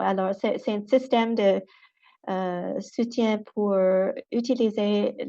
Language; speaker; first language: French; non-native, local second language; English